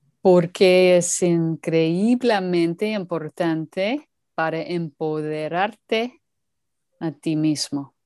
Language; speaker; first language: Spanish; non-native, learner; English